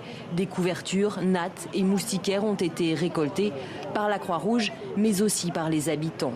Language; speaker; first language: French; native; French